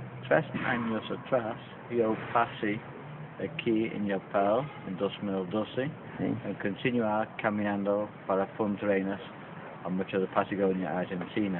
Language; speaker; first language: Spanish; non-native, learner; English